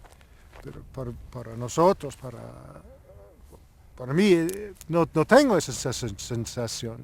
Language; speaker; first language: Spanish; non-native, learner; English